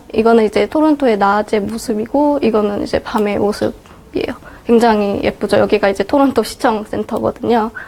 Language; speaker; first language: Korean; native; Korean